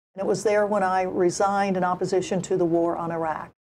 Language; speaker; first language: English; native; English